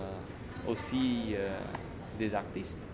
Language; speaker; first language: French; non-native, fluent; Khmer